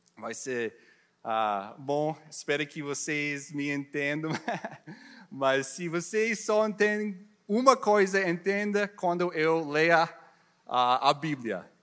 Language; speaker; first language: Portuguese; non-native, learner; English